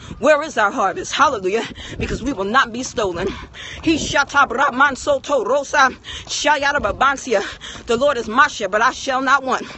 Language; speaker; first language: English; native; English